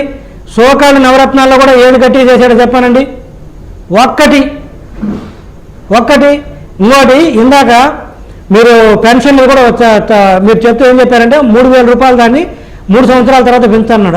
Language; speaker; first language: Telugu; native; Telugu